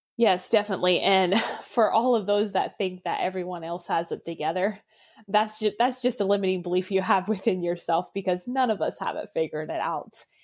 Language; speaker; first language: English; non-native, local second language; Pennsylvania German